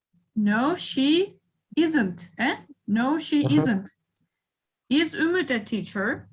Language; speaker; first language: English; non-native, fluent; Kyrgyz